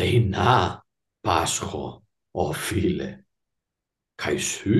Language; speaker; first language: Greek; non-native, fluent; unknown